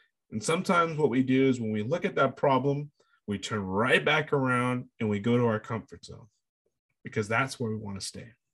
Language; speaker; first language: English; native; English